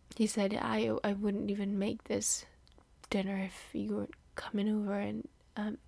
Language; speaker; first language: English; non-native, fluent; Indonesian